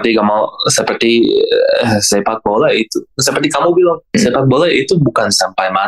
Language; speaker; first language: Indonesian; non-native, learner; English